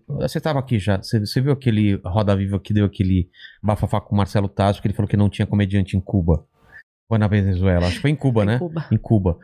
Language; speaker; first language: Portuguese; native; Portuguese